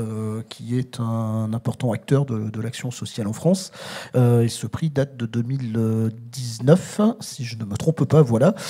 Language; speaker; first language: French; native; French